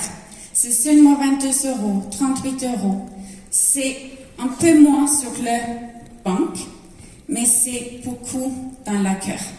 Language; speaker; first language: French; non-native, learner; Norwegian